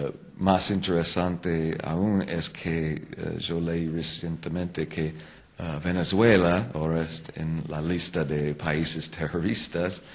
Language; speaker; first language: Spanish; non-native, fluent; English